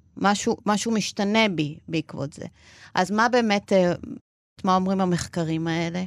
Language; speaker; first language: Hebrew; non-native, fluent; Spanish